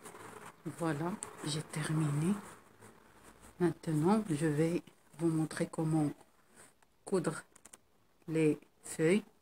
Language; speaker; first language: French; non-native, local second language; Arabic